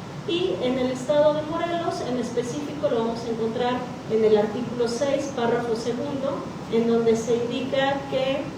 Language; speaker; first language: Spanish; native; Spanish